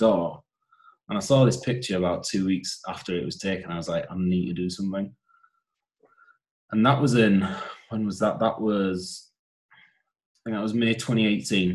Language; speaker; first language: English; native; English